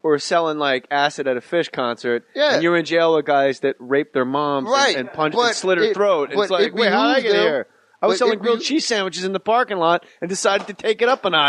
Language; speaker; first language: English; native; English